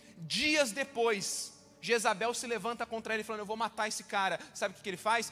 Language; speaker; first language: Portuguese; native; Portuguese